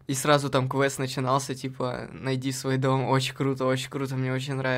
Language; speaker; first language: Russian; native; Russian